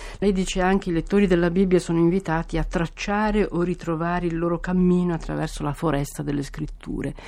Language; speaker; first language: Italian; native; Italian